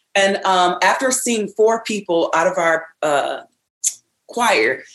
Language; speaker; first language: English; native; English